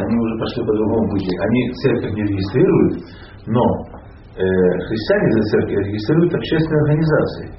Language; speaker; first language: Russian; native; Russian